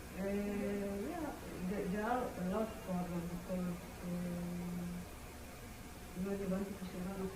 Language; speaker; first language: English; non-native, learner; Amharic